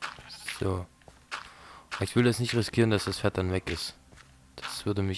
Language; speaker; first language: German; native; German